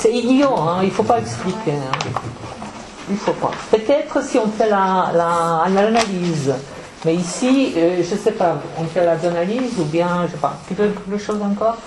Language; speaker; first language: French; non-native, fluent; Czech